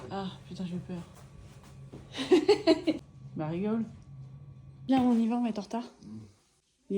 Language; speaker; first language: French; native; French